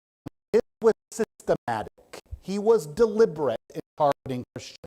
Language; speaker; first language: English; native; English